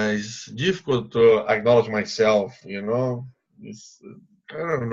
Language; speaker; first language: English; non-native, fluent; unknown